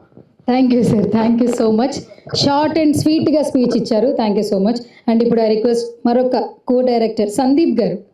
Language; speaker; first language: Telugu; native; Telugu